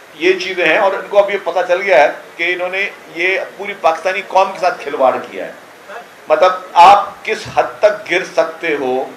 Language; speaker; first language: Urdu; non-native, local second language; Sindhi